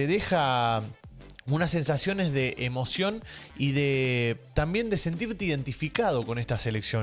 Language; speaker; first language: Spanish; native; Spanish